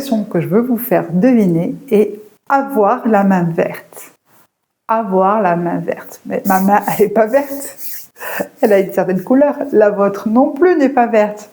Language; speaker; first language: French; native; French